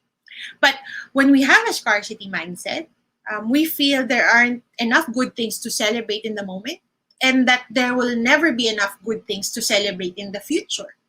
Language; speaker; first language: English; non-native, local second language; Filipino